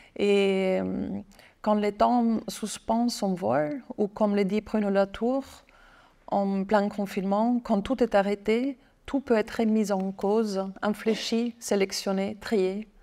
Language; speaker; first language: French; non-native, fluent; German